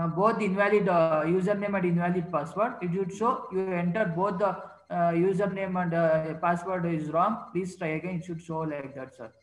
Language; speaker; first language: English; non-native, local second language; Kannada